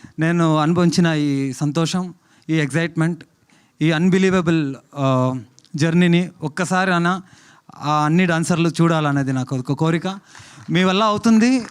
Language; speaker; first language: Telugu; native; Telugu